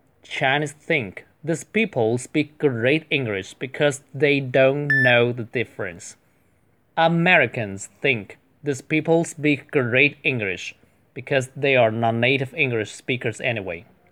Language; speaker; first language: English; non-native, fluent; Chinese